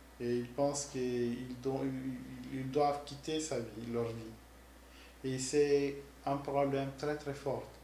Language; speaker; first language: French; non-native, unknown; Spanish